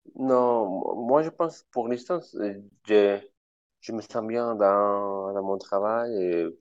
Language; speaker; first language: French; non-native, fluent; Spanish